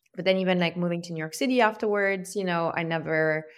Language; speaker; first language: English; non-native, fluent; French